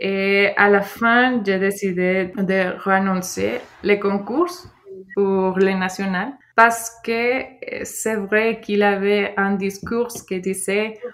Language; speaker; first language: French; non-native, fluent; Spanish